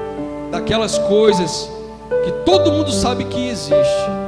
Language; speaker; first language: Portuguese; native; Portuguese